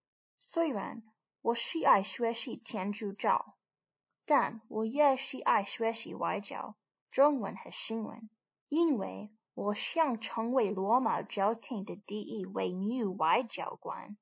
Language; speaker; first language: Chinese; non-native, learner; English